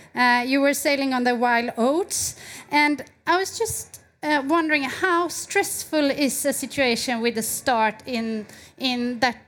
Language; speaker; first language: English; non-native, fluent; Swedish